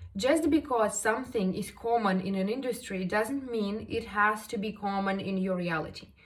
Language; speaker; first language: English; non-native, fluent; Russian